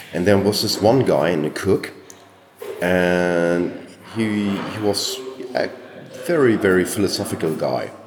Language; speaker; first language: English; non-native, fluent; German